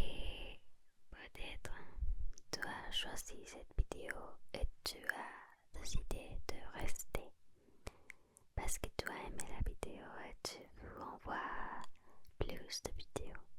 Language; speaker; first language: French; non-native, learner; Spanish